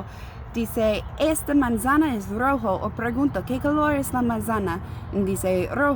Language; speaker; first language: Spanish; non-native, learner; English